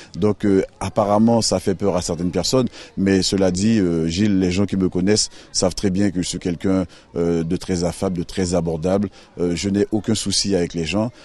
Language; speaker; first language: French; native; French